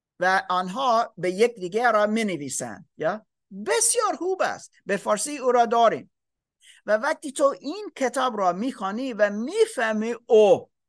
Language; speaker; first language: Persian; non-native, fluent; English